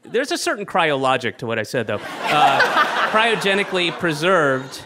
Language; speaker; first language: English; native; English